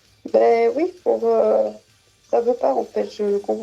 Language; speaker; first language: French; native; French